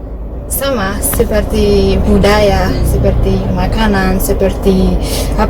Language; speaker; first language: Indonesian; non-native, learner; Malagasy